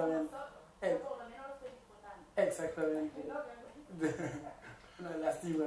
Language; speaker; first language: Spanish; non-native, fluent; Wolof